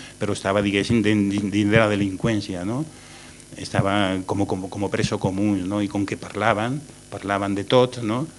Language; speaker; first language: Catalan; non-native, local second language; Spanish